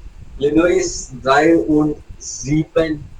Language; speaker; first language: German; non-native, learner; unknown